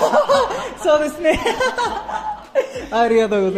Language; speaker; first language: Japanese; non-native, learner; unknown